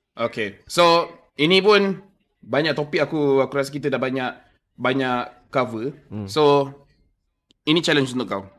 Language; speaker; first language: Malay; non-native, local second language; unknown